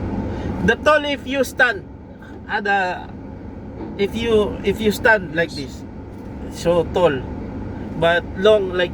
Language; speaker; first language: English; non-native, local second language; Arabic